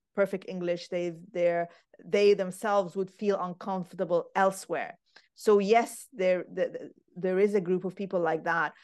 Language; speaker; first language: English; non-native, fluent; Arabic